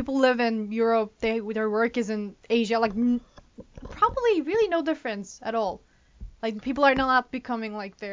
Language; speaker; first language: English; non-native, fluent; Turkish